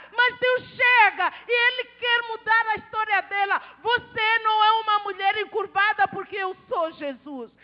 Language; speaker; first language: Portuguese; non-native, local second language; Tsonga